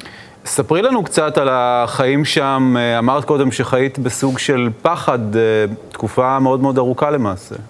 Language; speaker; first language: Hebrew; native; Hebrew